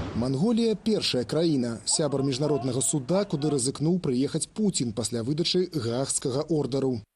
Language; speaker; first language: Belarusian; non-native, local second language; Russian